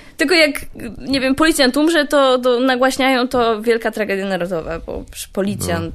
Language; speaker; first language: Polish; native; Polish